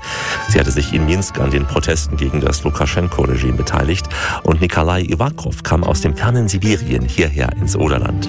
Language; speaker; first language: German; native; German